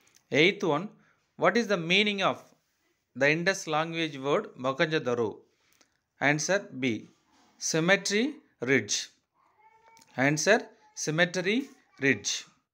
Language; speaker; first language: English; non-native, local second language; Tamil